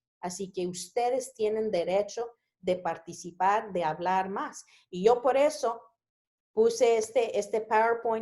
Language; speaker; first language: Spanish; early bilingual, heritage; Spanish